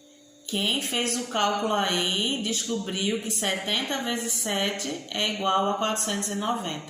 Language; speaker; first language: Portuguese; native; Portuguese